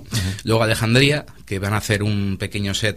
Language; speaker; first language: Spanish; native; Spanish